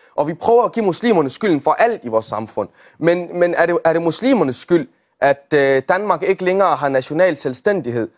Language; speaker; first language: Danish; early bilingual, other home language; Arabic